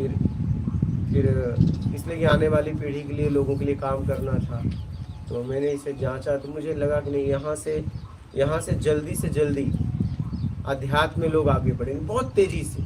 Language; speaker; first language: Hindi; native; Hindi